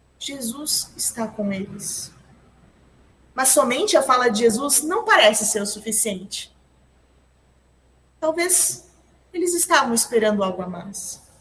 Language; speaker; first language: Portuguese; native; Portuguese